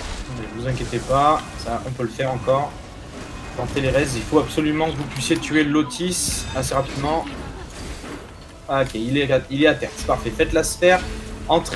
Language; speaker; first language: French; native; French